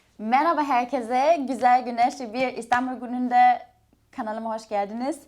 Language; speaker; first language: Turkish; non-native, fluent; German